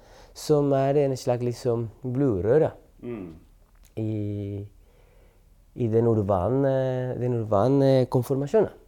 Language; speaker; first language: Norwegian; non-native, fluent; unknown